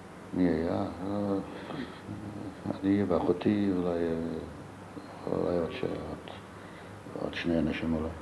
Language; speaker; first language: Hebrew; non-native, fluent; Yiddish